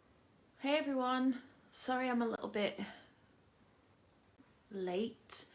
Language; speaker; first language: English; native; English